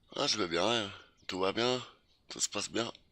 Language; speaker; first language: French; native; French